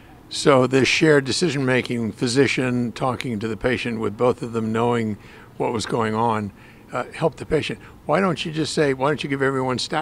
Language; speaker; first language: English; native; English